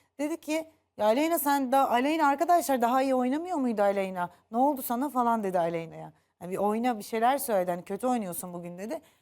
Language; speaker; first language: Turkish; native; Turkish